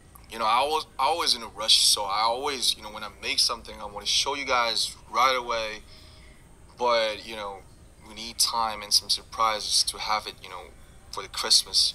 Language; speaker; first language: English; non-native, fluent; Korean